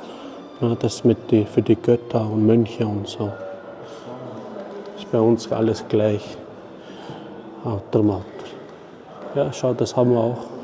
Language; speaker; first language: German; non-native, fluent; Mongolian